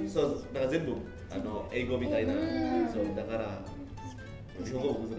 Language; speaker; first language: Japanese; non-native, fluent; Indonesian